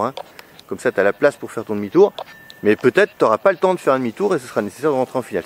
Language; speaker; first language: French; native; French